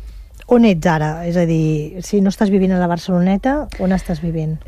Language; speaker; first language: Catalan; native; Catalan